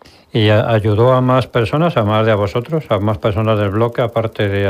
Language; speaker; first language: Spanish; native; Spanish